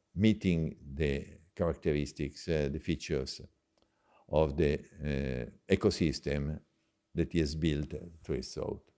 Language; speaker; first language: English; non-native, fluent; Italian